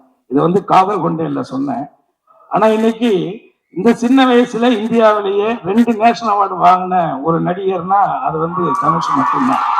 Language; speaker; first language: Tamil; native; Tamil